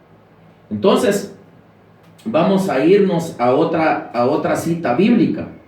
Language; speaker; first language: Spanish; native; Spanish